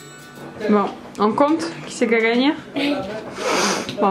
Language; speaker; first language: French; native; French